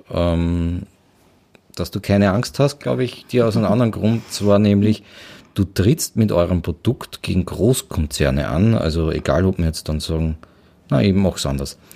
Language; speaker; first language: German; native; German